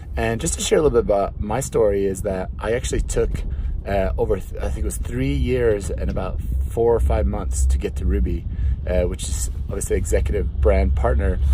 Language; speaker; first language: English; non-native, fluent; Swedish